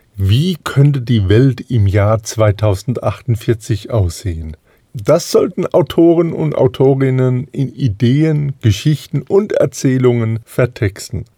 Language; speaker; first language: German; native; German